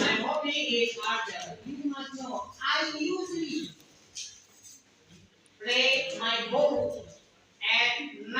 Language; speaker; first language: English; non-native, learner; Indonesian